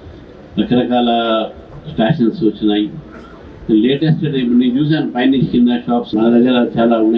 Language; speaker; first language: Telugu; native; Telugu